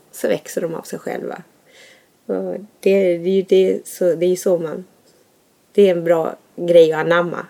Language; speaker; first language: Swedish; native; Swedish